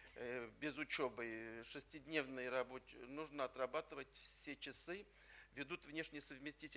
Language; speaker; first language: Russian; native; Russian